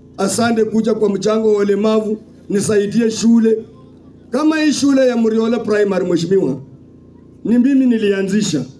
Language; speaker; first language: Swahili; non-native, local second language; Luyia